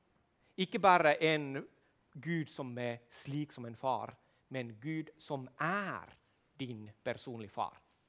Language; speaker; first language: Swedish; non-native, local second language; Finnish